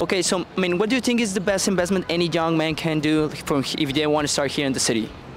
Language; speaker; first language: English; non-native, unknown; Spanish